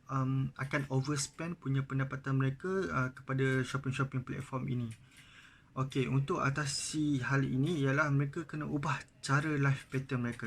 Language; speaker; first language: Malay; native; Malay